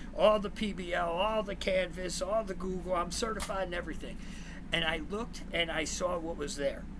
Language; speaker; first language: English; native; English